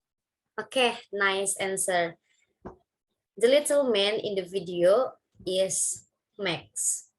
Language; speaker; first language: English; non-native, learner; Indonesian